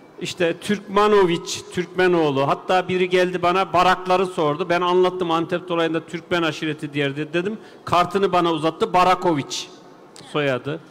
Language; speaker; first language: Turkish; native; Turkish